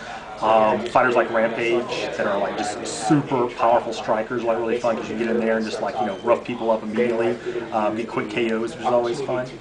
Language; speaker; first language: English; native; English